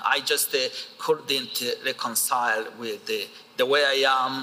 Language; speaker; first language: English; non-native, local second language; Kinyarwanda